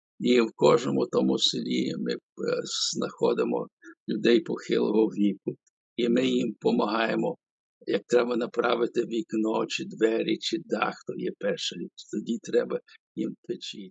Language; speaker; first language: Ukrainian; early bilingual, heritage; Ukrainian